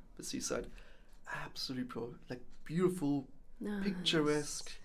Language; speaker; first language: English; non-native, fluent; German